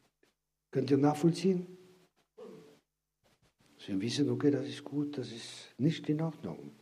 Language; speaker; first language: German; non-native, fluent; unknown